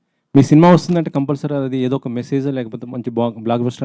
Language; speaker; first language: Telugu; native; Telugu